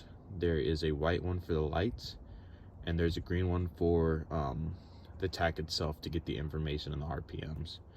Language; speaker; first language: English; native; English